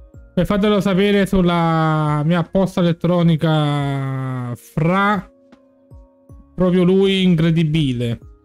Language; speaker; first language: Italian; native; Italian